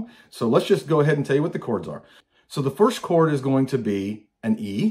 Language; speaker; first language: English; native; English